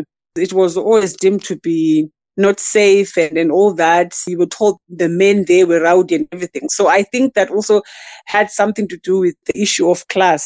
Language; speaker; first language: English; non-native, local second language; North Ndebele